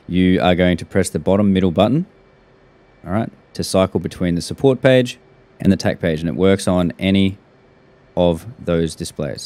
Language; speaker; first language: English; native; English